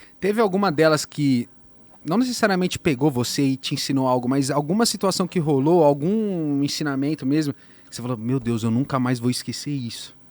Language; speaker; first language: Portuguese; native; Portuguese